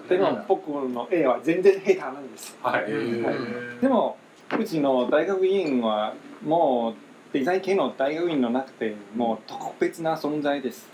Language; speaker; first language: Japanese; non-native, fluent; Chinese